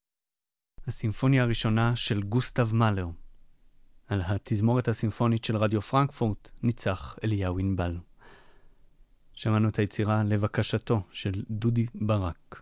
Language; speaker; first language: Hebrew; native; Hebrew